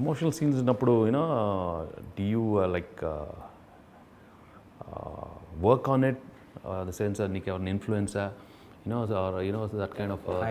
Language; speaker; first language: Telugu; native; Telugu